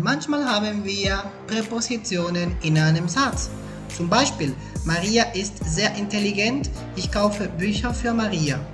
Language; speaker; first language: German; non-native, fluent; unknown